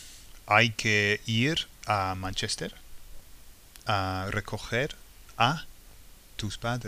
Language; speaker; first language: Spanish; non-native, fluent; English